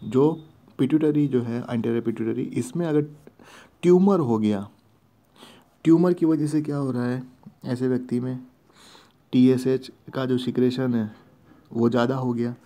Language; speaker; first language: Hindi; non-native, local second language; Gujarati